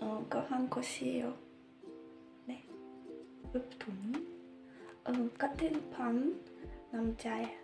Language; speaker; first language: Korean; non-native, learner; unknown